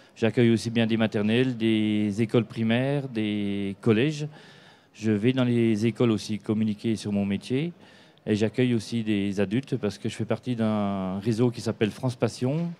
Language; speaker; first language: French; native; French